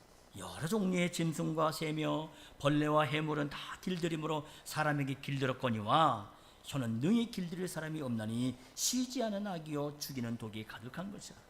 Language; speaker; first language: Korean; native; Korean